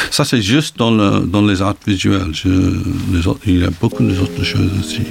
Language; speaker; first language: French; non-native, learner; English